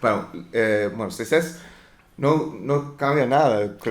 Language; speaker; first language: Spanish; non-native, learner; English